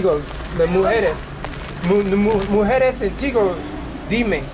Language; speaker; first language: Spanish; non-native, learner; English